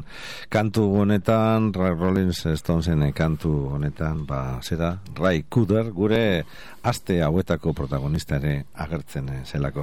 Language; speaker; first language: Basque; native; Basque